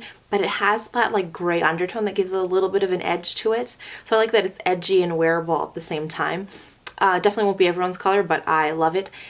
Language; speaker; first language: English; native; English